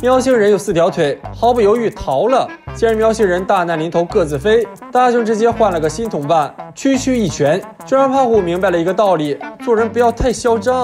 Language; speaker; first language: Chinese; native; Chinese